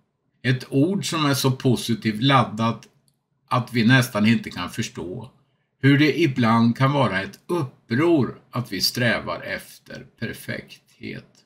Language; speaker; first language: Swedish; native; Swedish